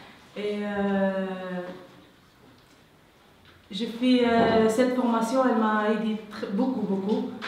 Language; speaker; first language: French; non-native, learner; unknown